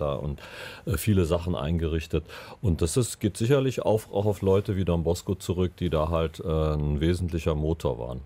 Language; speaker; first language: German; native; German